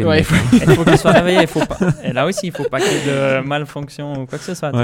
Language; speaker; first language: French; native; French